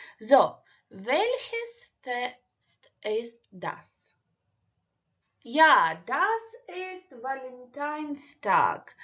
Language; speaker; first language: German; non-native, fluent; Ukrainian